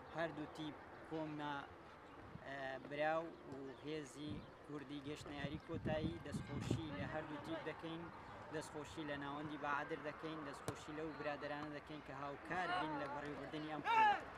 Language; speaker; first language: Central Kurdish; non-native, local second language; Kurdish